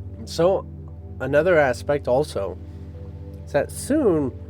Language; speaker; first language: English; native; English